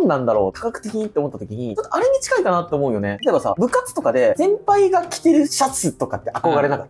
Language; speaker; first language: Japanese; native; Japanese